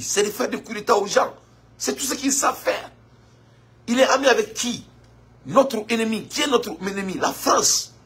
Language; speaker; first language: French; non-native, local second language; Bambara